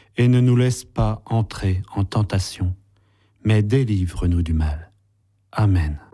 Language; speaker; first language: French; native; French